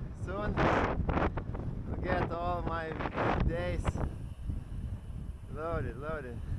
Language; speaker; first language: English; non-native, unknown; Lithuanian